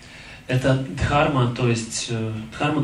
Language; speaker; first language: Russian; native; Russian